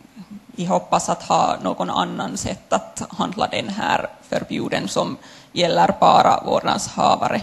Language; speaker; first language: Swedish; non-native, local second language; Finnish